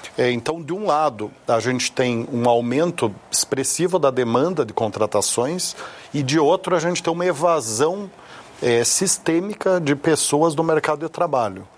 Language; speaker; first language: Portuguese; native; Portuguese